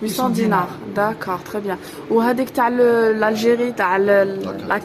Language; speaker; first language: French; non-native, local second language; Arabic